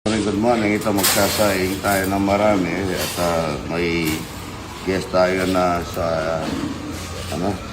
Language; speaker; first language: Filipino; non-native, local second language; Pampanga